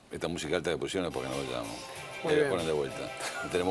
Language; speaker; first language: Spanish; native; Spanish